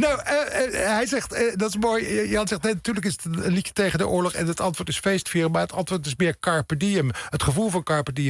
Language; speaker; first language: Dutch; native; Dutch